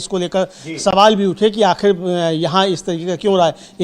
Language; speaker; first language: Hindi; native; Hindi